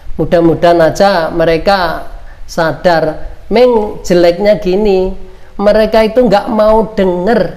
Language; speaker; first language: Indonesian; non-native, local second language; Javanese